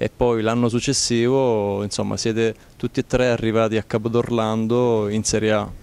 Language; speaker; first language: Italian; native; Italian